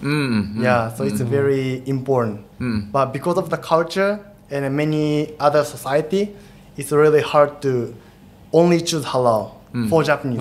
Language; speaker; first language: English; non-native, fluent; Japanese